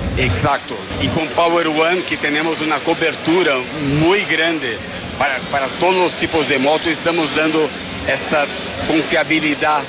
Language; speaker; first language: Spanish; non-native, fluent; Portuguese